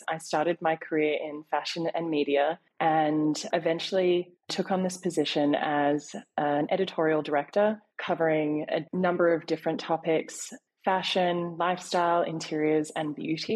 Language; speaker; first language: English; native; English